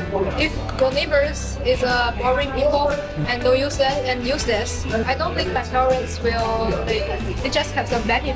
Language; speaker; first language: English; non-native, learner; Chinese